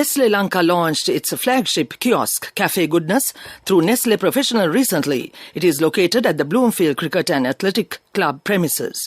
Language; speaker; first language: English; non-native, local second language; Sinhala